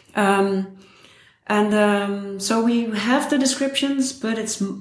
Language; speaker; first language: English; non-native, fluent; Dutch